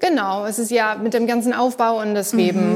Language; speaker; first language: German; non-native, learner; English